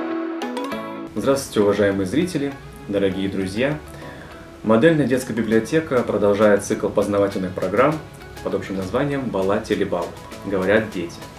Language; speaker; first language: Russian; native; Russian